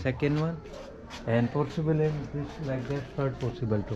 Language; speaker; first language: English; non-native, learner; Hindi